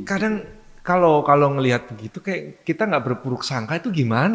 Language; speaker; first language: Indonesian; native; Indonesian